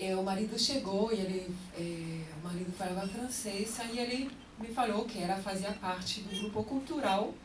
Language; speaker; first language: Portuguese; non-native, fluent; French